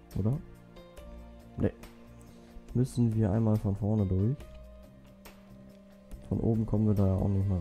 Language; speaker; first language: German; native; German